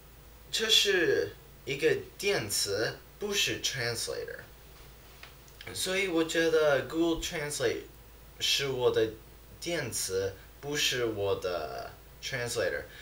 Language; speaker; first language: Chinese; non-native, learner; English